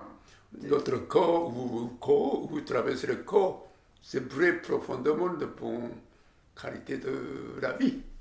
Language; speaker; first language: French; non-native, learner; Japanese